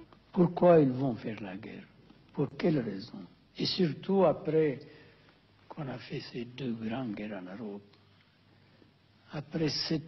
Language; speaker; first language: French; non-native, fluent; Amharic